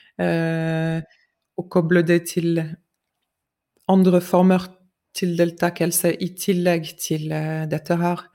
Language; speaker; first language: Norwegian; non-native, fluent; French